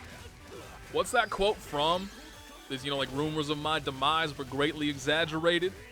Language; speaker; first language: English; native; English